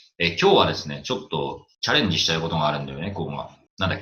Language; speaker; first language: Japanese; native; Japanese